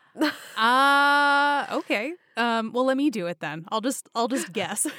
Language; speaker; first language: English; native; English